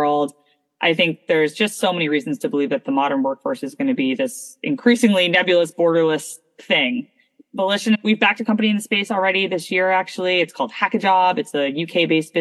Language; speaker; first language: English; native; English